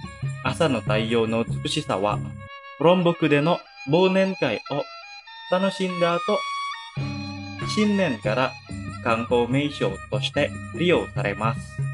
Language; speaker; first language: Japanese; non-native, fluent; Indonesian